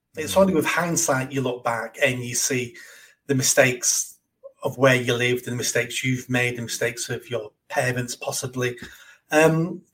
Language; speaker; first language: English; native; English